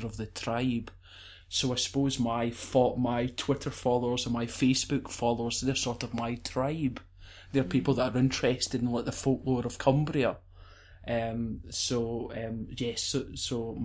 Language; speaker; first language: English; native; English